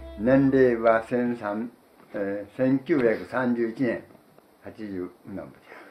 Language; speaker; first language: Japanese; native; Japanese